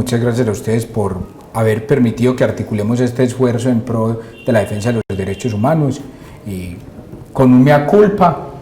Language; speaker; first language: Spanish; native; Spanish